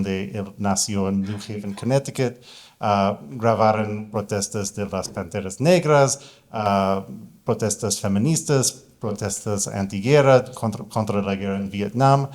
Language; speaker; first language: Spanish; non-native, fluent; English